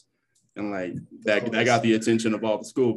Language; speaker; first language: English; native; English